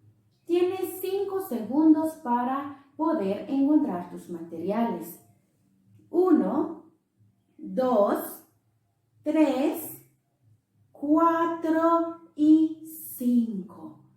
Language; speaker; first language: Spanish; non-native, local second language; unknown